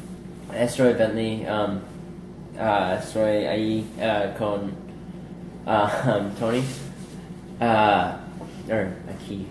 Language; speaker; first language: Spanish; non-native, learner; English